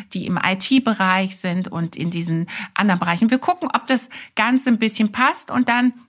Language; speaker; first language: German; native; German